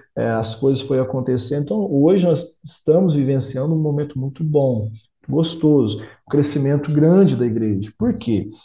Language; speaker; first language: Portuguese; native; Portuguese